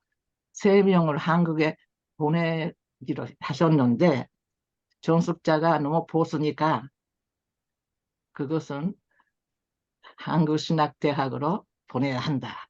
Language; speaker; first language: Korean; early bilingual, heritage; Korean